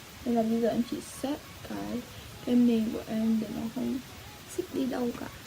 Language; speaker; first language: Vietnamese; early bilingual, heritage; Vietnamese